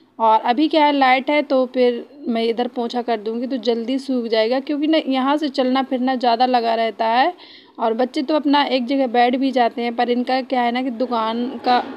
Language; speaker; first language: Hindi; native; Hindi